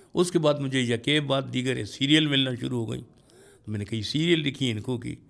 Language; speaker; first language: Urdu; non-native, local second language; Pashto